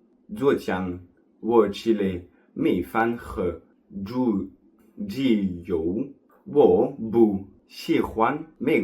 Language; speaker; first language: Chinese; non-native, learner; French